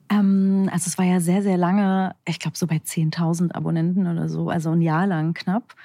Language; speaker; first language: German; early bilingual, other home language; Turkish